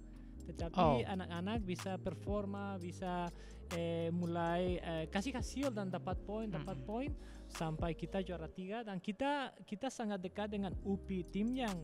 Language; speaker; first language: Indonesian; non-native, fluent; Spanish